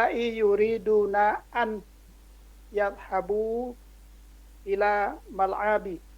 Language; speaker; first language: Arabic; non-native, learner; Indonesian